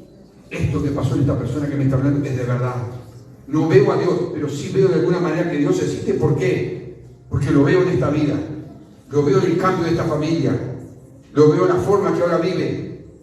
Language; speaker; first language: Spanish; native; Spanish